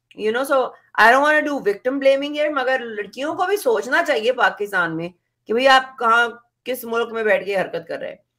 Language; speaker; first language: Urdu; native; Urdu